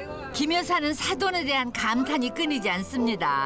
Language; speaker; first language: Korean; native; Korean